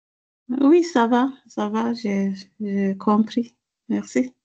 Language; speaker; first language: French; non-native, local second language; Rundi